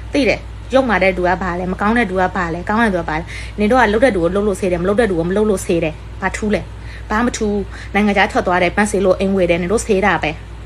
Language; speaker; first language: Burmese; native; Burmese